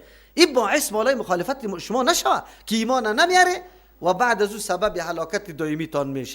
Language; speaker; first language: Persian; native; Persian